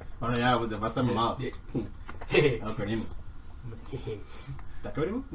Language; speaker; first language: Spanish; native; Spanish